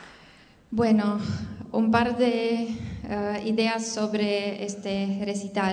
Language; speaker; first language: Spanish; non-native, fluent; Romanian